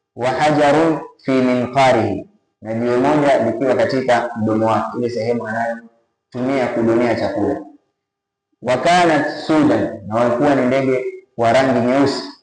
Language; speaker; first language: Swahili; native; Swahili